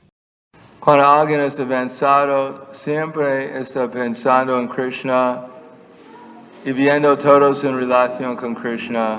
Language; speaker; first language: Spanish; non-native, fluent; English